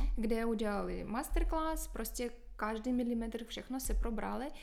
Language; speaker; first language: Czech; non-native, fluent; Ukrainian